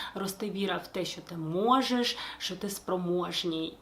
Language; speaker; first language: Ukrainian; non-native, local second language; Russian